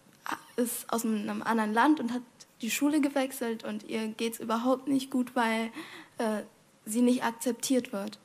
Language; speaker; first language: German; non-native, fluent; Arabic